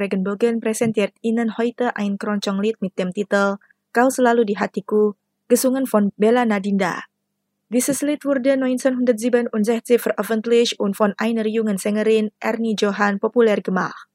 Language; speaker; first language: German; non-native, fluent; Indonesian